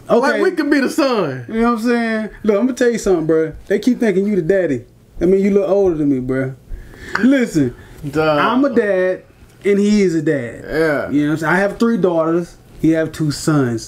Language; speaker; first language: English; native; English